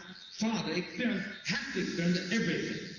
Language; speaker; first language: English; non-native, fluent; Korean